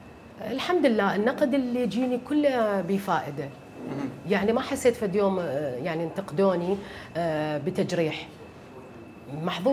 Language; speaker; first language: Arabic; native; Arabic